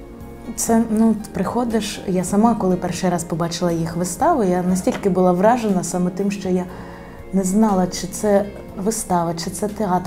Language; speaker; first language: Ukrainian; native; Ukrainian